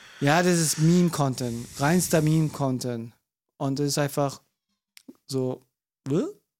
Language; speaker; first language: German; early bilingual, other home language; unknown